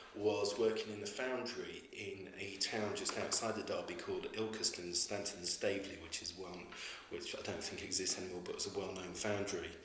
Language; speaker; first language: English; native; English